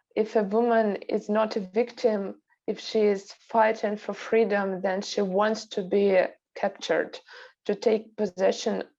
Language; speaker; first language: English; non-native, fluent; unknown